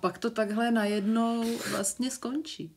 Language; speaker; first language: Czech; native; Czech